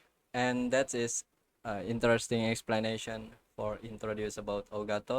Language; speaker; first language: English; non-native, learner; Indonesian